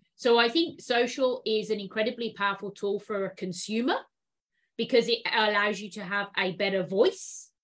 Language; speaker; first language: English; native; English